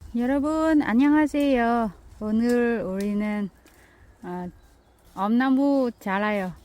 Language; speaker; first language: Korean; non-native, learner; Vietnamese